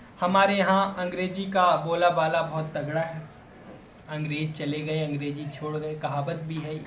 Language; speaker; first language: Hindi; native; Hindi